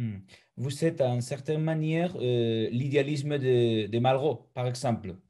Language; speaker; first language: French; non-native, fluent; Spanish